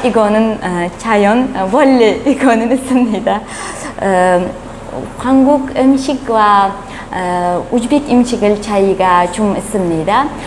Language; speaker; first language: Korean; non-native, learner; Uzbek